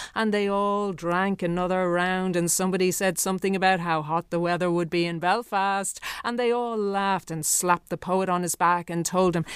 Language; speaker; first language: English; native; English